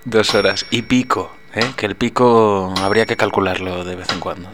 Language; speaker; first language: Spanish; native; Spanish